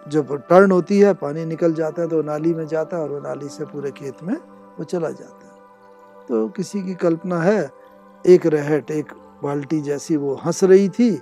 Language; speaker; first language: Hindi; native; Hindi